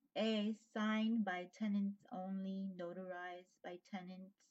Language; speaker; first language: English; native; English